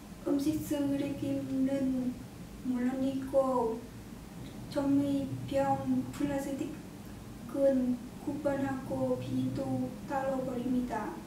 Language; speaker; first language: Korean; non-native, learner; Vietnamese